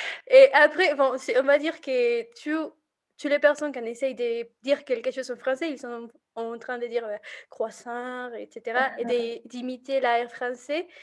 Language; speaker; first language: French; non-native, fluent; Spanish